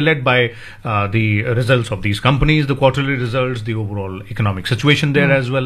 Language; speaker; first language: English; non-native, local second language; Hindi